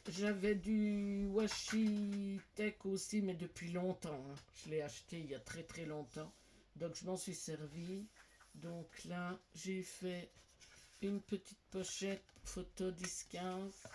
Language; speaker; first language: French; native; French